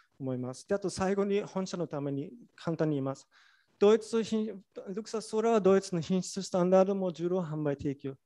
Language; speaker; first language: Japanese; non-native, fluent; German